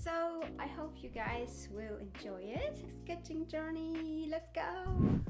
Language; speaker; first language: English; non-native, fluent; German